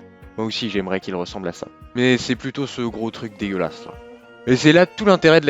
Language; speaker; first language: French; native; French